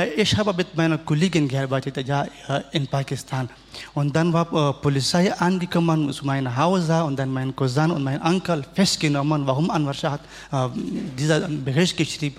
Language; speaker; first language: German; non-native, learner; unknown